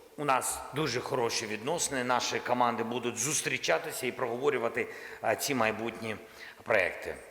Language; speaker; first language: Ukrainian; non-native, local second language; Russian